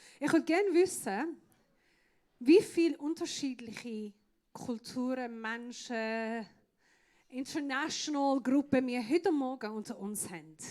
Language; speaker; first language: German; non-native, fluent; Persian